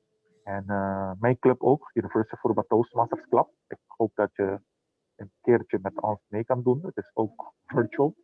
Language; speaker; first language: Dutch; non-native, local second language; Papiamento